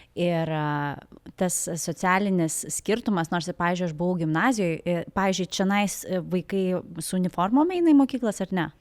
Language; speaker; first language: Lithuanian; native; Lithuanian